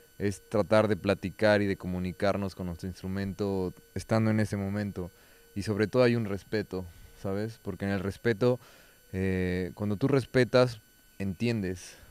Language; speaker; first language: Spanish; native; Spanish